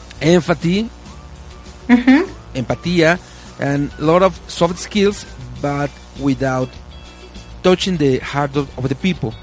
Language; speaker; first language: English; non-native, learner; Spanish